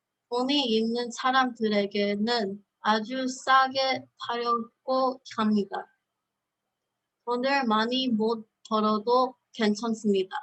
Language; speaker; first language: Korean; early bilingual, heritage; Korean